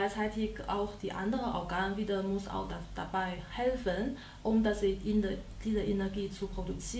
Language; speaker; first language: German; non-native, learner; Chinese